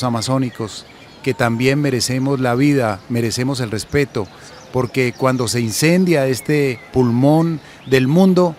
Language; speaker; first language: Spanish; native; Spanish